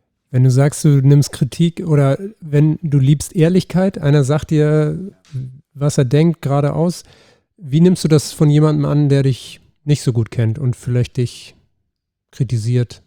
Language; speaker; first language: German; native; German